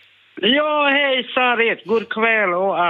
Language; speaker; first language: Swedish; non-native, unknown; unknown